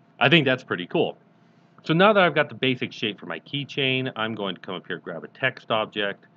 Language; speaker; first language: English; native; English